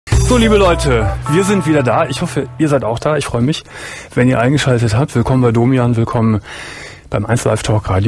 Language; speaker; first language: German; native; German